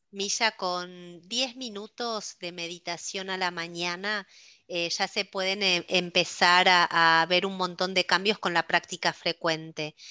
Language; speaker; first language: Spanish; native; Spanish